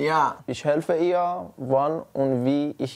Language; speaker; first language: German; non-native, learner; Persian